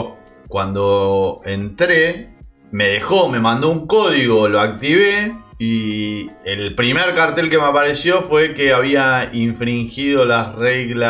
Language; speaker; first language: Spanish; native; Spanish